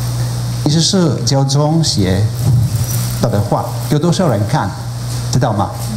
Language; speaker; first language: Chinese; non-native, fluent; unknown